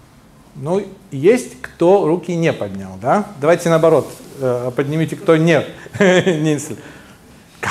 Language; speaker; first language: Russian; native; Russian